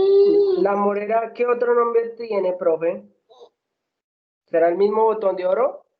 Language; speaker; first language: Spanish; native; Spanish